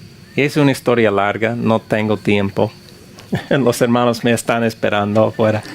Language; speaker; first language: Spanish; non-native, fluent; English